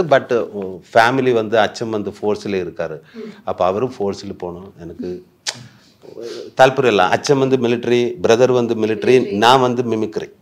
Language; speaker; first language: Tamil; non-native, learner; Malayalam